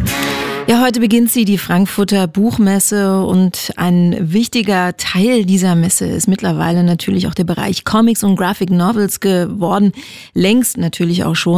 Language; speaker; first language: German; native; German